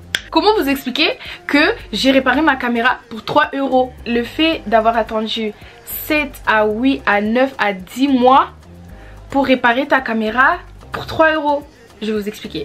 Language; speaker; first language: French; native; French